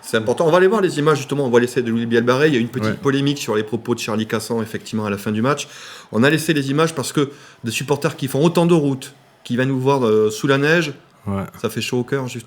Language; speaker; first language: French; native; French